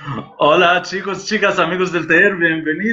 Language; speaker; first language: Spanish; non-native, fluent; Arabic